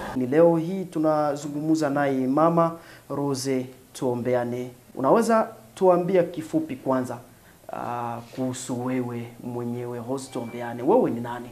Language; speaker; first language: Swahili; non-native, local second language; Nande